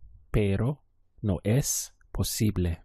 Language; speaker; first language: Spanish; non-native, fluent; English